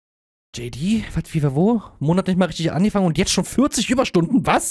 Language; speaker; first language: German; native; German